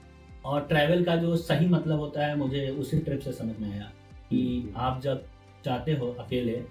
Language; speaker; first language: Hindi; native; Hindi